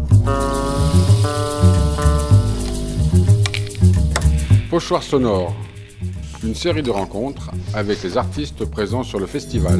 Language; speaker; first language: French; native; French